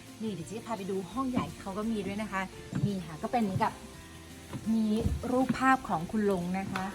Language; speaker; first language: Thai; native; Thai